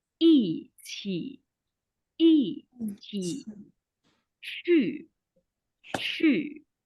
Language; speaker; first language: Chinese; non-native, fluent; Indonesian